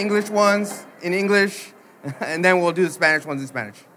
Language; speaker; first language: English; early bilingual, other home language; Spanish